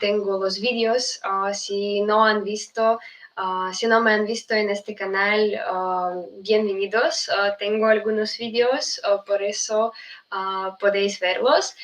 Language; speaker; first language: Spanish; non-native, fluent; Russian